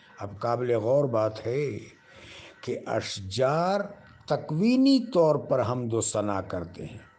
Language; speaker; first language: Urdu; non-native, local second language; Pashto